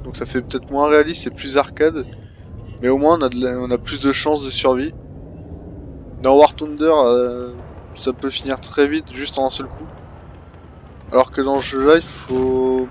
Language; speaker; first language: French; native; French